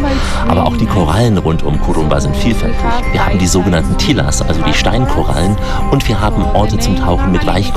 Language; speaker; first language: German; native; German